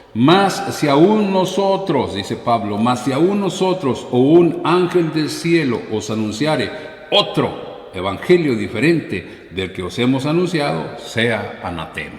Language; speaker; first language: Spanish; native; Spanish